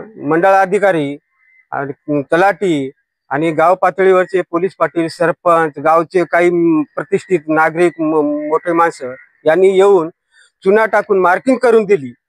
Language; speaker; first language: Marathi; native; Marathi